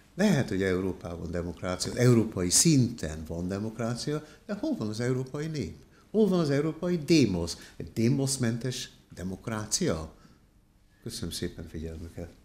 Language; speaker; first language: Hungarian; early bilingual, heritage; Hungarian